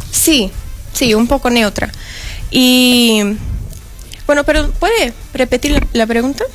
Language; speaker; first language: Spanish; non-native, fluent; Portuguese